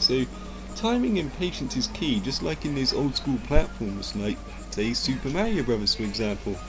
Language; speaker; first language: English; native; English